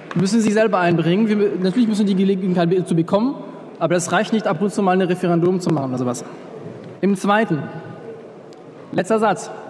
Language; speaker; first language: German; non-native, fluent; French